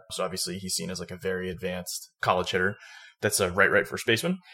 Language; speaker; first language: English; native; English